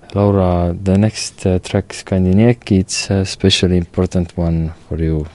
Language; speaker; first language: English; non-native, fluent; Estonian